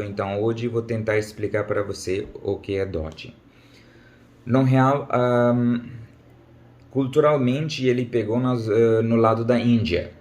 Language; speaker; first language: Portuguese; non-native, learner; Urdu